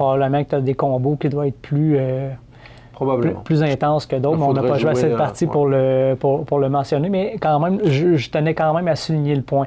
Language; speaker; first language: French; native; French